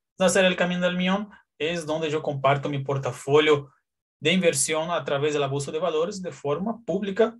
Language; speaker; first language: Spanish; non-native, fluent; Portuguese